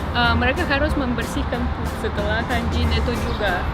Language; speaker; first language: Indonesian; non-native, learner; Russian